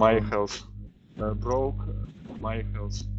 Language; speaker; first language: English; non-native, learner; Russian